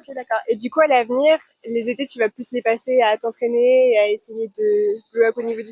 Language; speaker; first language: French; native; French